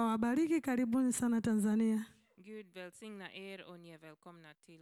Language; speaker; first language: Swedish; non-native, learner; Swahili